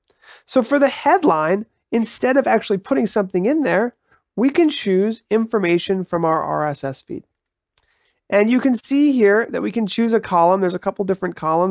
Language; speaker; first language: English; native; English